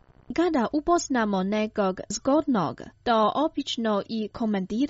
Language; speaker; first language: Croatian; non-native, fluent; Chinese